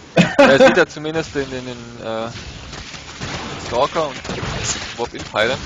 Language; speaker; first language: German; native; German